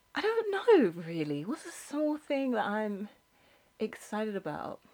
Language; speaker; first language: English; native; English